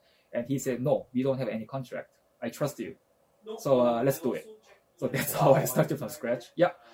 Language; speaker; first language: English; non-native, fluent; Japanese